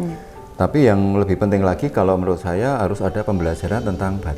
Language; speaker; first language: Indonesian; native; Indonesian